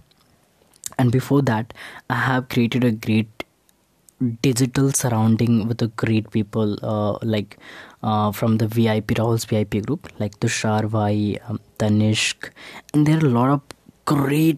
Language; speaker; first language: English; non-native, local second language; Hindi